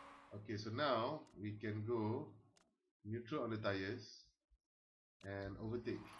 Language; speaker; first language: English; non-native, local second language; Malay